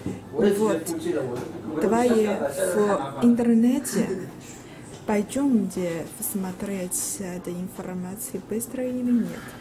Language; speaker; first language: Russian; non-native, learner; Chinese